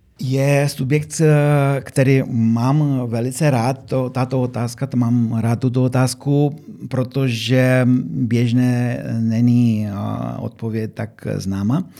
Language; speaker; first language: Czech; non-native, fluent; Romanian